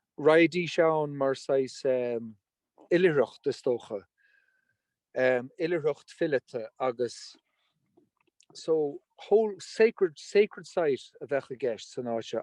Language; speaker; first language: Irish; non-native, local second language; English